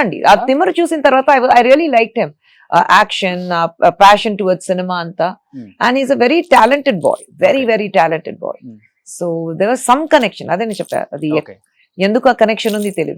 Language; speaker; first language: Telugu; non-native, fluent; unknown